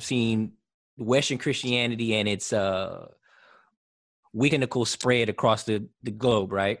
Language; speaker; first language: English; native; English